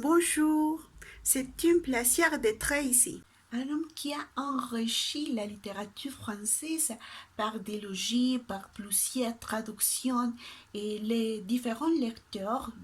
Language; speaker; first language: French; non-native, learner; Spanish